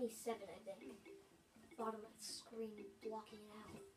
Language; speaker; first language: English; native; English